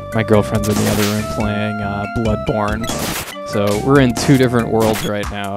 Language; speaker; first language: English; native; English